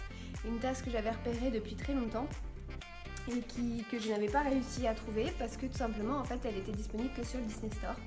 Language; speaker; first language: French; native; French